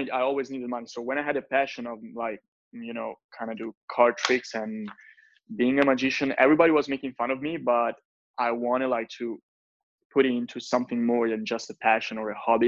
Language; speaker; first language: English; non-native, fluent; Italian